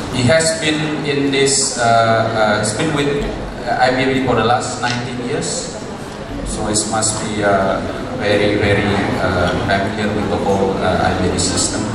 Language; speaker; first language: English; non-native, fluent; Indonesian